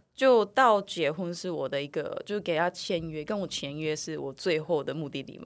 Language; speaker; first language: Chinese; non-native, fluent; Japanese